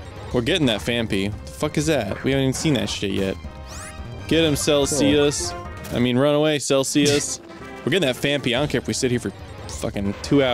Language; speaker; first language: English; native; English